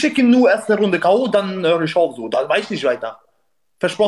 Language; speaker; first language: German; non-native, learner; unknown